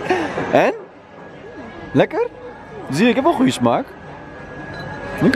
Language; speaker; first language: Dutch; native; Dutch